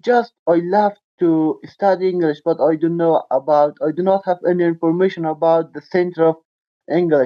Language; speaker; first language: English; non-native, learner; Persian